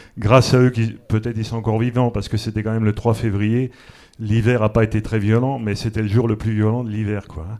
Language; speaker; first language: French; native; French